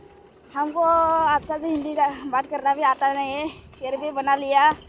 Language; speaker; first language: Hindi; non-native, local second language; Assamese